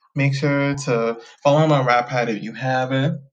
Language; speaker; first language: English; native; English